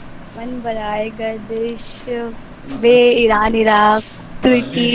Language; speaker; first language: Persian; non-native, learner; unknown